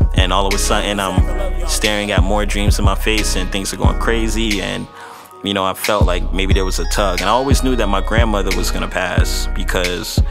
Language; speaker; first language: English; native; English